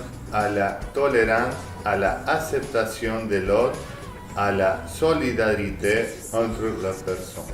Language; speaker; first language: French; non-native, learner; Spanish